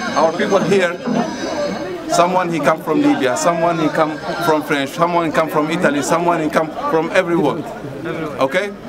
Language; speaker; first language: English; non-native, learner; Arabic